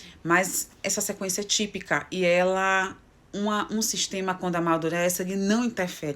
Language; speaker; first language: Portuguese; native; Portuguese